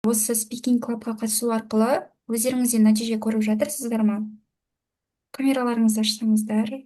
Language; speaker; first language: Kazakh; native; Kazakh